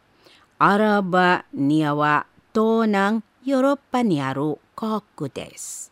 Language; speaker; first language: Japanese; non-native, learner; Indonesian